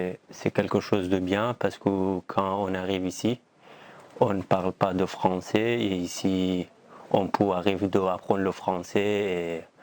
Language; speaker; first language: French; non-native, learner; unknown